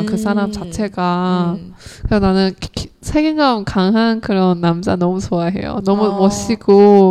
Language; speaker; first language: Korean; non-native, learner; Chinese